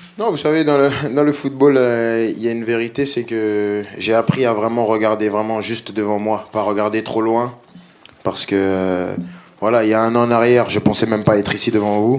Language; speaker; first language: French; native; French